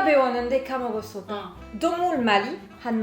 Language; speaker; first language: Korean; non-native, learner; French